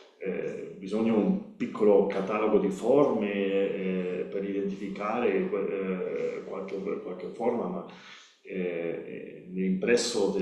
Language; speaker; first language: Italian; non-native, learner; Spanish